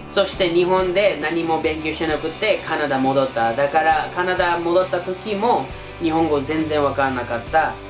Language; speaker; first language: Japanese; non-native, fluent; English